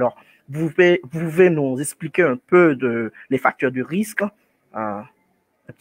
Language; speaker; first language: French; non-native, fluent; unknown